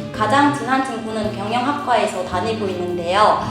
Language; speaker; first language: Korean; non-native, fluent; Vietnamese